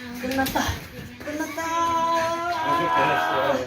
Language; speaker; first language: Korean; native; Korean